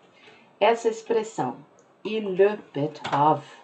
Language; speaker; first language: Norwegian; non-native, fluent; Portuguese